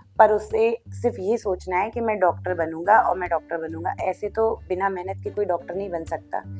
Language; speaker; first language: Hindi; non-native, local second language; Bangla